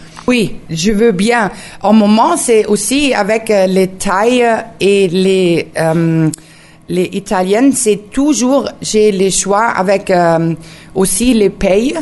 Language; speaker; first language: French; non-native, learner; German